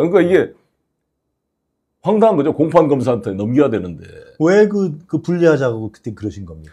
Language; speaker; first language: Korean; native; Korean